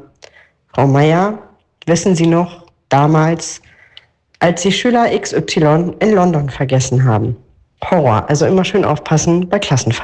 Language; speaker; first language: German; native; German